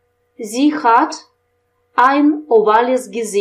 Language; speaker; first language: German; non-native, fluent; Russian